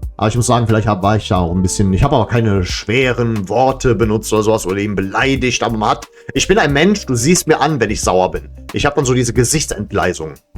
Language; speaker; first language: German; early bilingual, other home language; Serbian